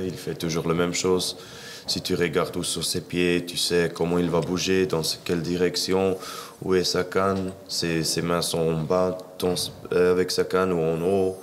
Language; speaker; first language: French; non-native, fluent; English